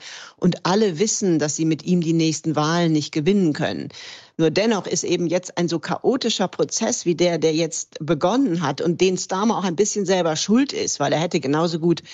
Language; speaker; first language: German; native; German